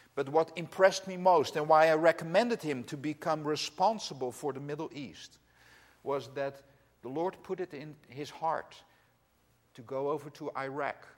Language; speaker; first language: English; non-native, fluent; Dutch